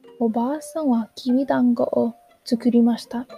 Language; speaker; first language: Japanese; non-native, learner; English